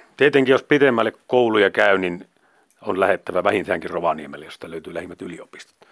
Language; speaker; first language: Finnish; native; Finnish